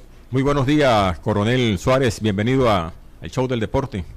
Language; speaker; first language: Spanish; native; Spanish